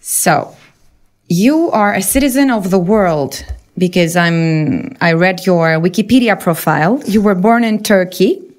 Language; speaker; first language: English; non-native, fluent; Greek